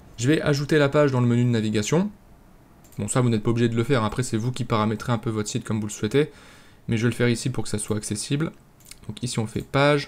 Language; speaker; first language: French; native; French